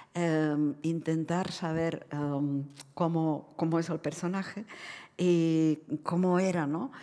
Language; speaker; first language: Spanish; non-native, fluent; Czech